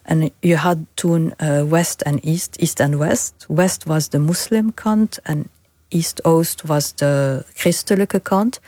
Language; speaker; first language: Dutch; non-native, fluent; Arabic